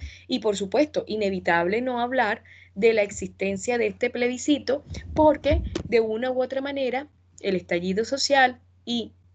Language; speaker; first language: Spanish; native; Spanish